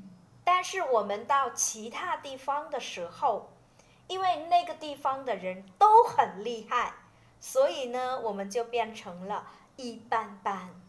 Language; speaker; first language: Chinese; non-native, fluent; Vietnamese